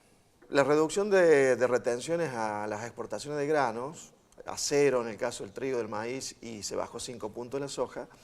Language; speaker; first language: Spanish; native; Spanish